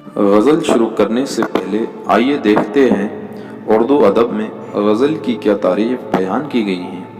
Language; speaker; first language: Urdu; native; Urdu